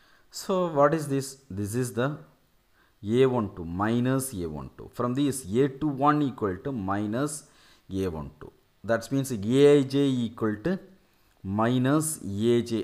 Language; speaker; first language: English; non-native, local second language; Tamil